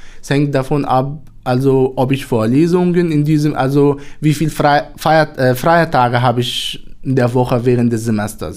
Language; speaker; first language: German; non-native, fluent; Arabic